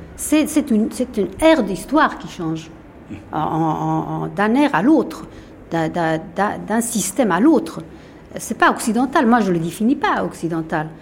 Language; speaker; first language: French; non-native, fluent; Persian